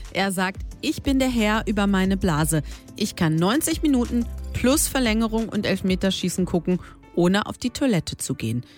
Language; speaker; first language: German; native; German